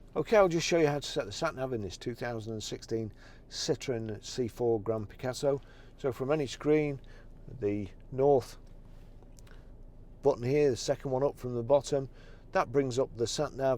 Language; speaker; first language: English; native; English